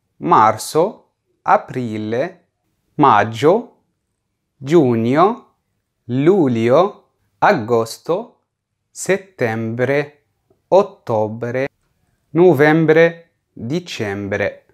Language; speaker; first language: Italian; non-native, fluent; Arabic